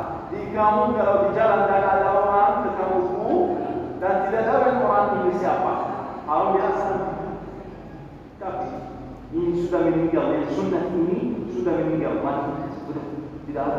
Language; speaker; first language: Indonesian; non-native, learner; Arabic